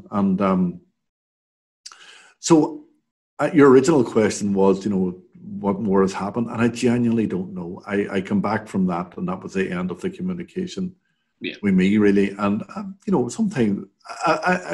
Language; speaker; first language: English; native; English